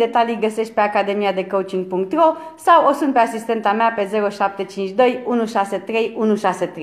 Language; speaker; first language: Romanian; native; Romanian